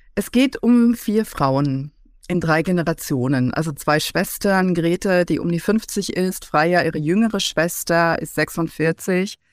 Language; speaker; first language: German; native; German